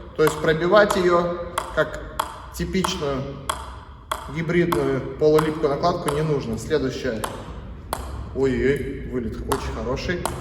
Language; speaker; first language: Russian; native; Russian